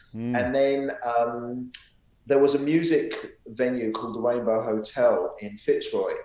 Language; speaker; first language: English; native; English